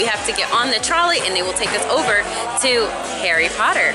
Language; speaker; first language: English; native; English